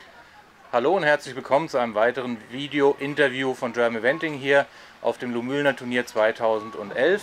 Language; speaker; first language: German; native; German